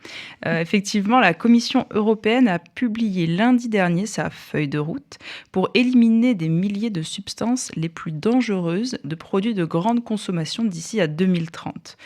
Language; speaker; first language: French; native; French